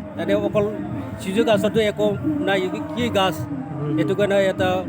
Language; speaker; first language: Assamese; non-native, local second language; Bodo